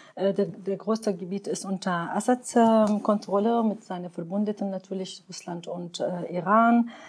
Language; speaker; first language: German; non-native, fluent; Arabic